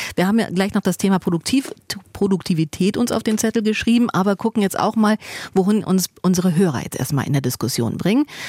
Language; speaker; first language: German; native; German